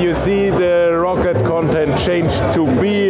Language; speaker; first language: English; non-native, fluent; German